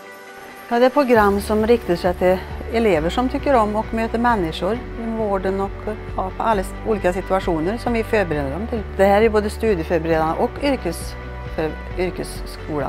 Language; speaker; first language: Swedish; native; Swedish